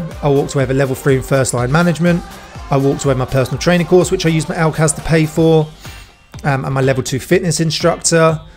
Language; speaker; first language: English; native; English